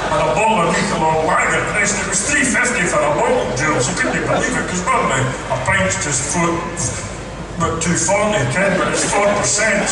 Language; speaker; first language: English; native; English